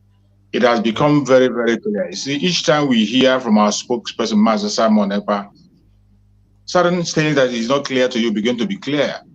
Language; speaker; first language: English; non-native, local second language; Igbo